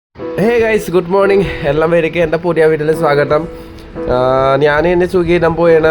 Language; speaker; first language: Malayalam; non-native, local second language; Assamese